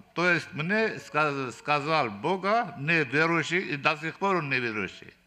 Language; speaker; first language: Russian; non-native, local second language; Armenian